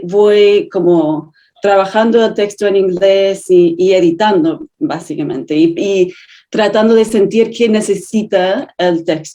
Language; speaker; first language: Spanish; non-native, fluent; English